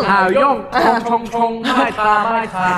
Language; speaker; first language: Chinese; non-native, learner; Thai